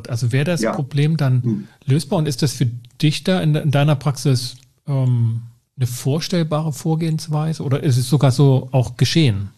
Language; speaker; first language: German; native; German